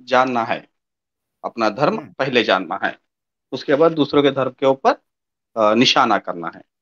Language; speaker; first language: Hindi; non-native, local second language; Telugu